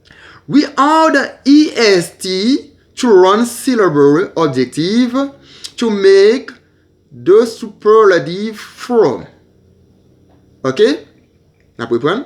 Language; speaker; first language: English; non-native, learner; Haitian Creole